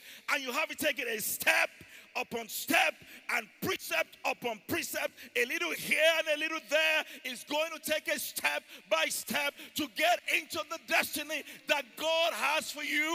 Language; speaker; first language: English; non-native, local second language; Yoruba